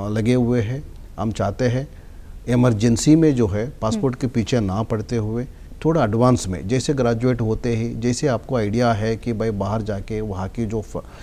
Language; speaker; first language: Hindi; non-native, local second language; Telugu